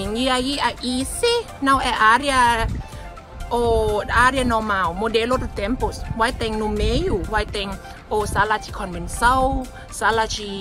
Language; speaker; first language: Portuguese; non-native, learner; Thai